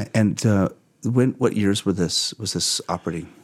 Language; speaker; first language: English; native; English